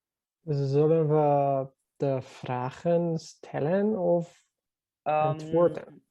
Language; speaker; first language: Dutch; non-native, learner; Persian